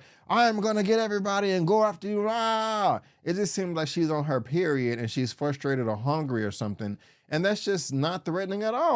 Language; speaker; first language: English; native; English